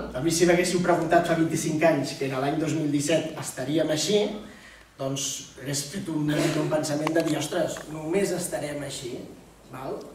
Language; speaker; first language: Catalan; native; Catalan